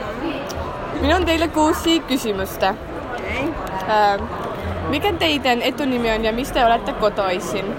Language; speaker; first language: Finnish; non-native, learner; Estonian